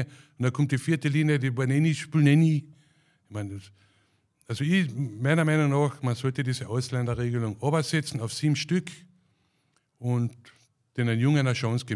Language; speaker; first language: German; native; German